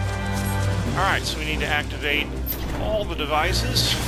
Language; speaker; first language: English; native; English